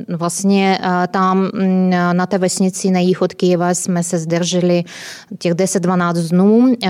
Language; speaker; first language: Czech; non-native, fluent; Ukrainian